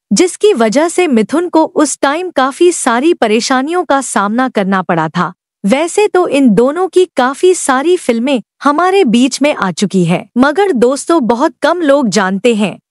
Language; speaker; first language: Hindi; native; Hindi